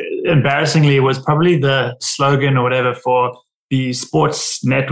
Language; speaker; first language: English; native; English